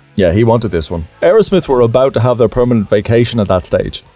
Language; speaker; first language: English; native; English